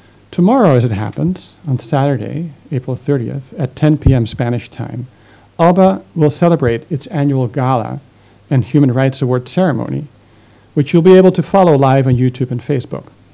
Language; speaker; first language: English; non-native, fluent; Dutch